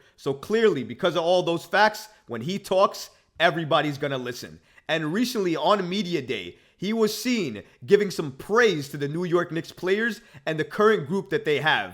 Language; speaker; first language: English; native; English